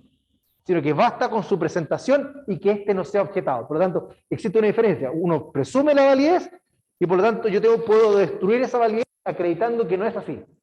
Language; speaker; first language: Spanish; native; Spanish